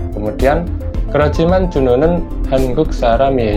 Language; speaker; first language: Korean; non-native, fluent; Indonesian